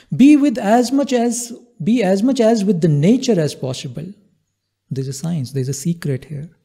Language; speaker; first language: English; non-native, local second language; Hindi